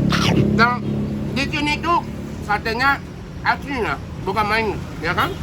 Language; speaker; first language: Indonesian; non-native, fluent; Japanese